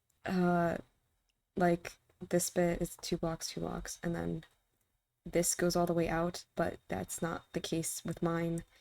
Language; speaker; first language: English; native; English